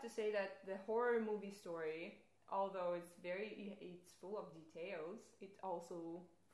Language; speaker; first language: English; non-native, fluent; Portuguese